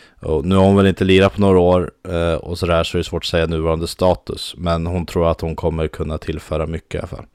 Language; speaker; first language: Swedish; native; Swedish